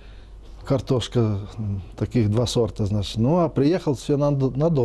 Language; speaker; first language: Russian; non-native, local second language; Ukrainian